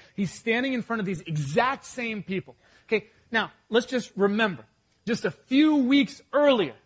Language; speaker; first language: English; native; English